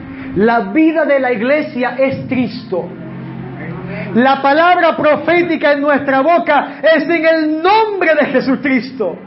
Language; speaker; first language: Spanish; native; Spanish